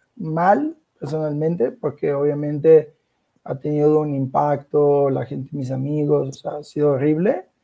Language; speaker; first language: Spanish; non-native, fluent; Italian